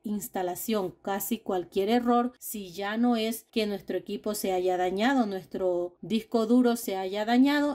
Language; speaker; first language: Spanish; native; Spanish